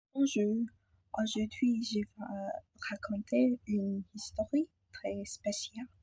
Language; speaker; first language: French; non-native, learner; English